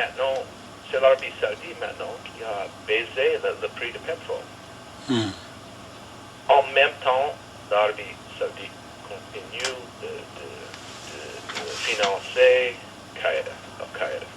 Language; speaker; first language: French; non-native, fluent; English